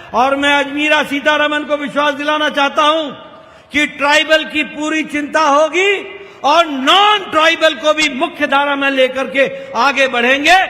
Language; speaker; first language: Hindi; native; Hindi